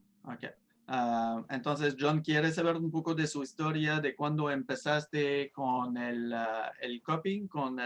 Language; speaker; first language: Spanish; non-native, fluent; French